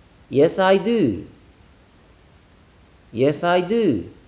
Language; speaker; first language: English; non-native, fluent; Japanese